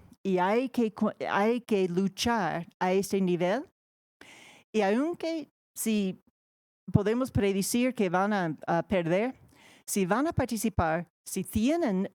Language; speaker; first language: Spanish; non-native, fluent; English